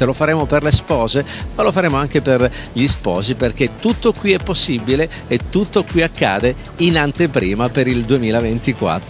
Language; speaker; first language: Italian; native; Italian